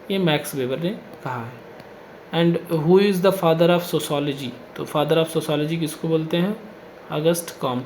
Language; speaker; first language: Hindi; native; Hindi